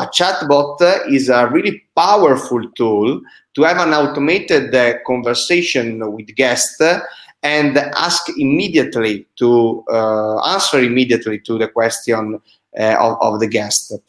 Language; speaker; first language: English; non-native, fluent; Italian